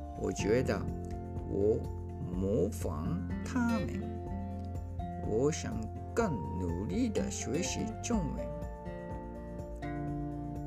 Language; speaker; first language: Chinese; non-native, learner; Japanese